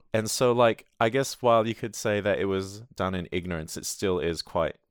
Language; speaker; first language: English; native; English